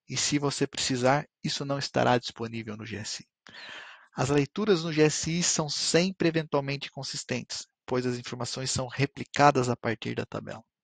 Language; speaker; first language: Portuguese; native; Portuguese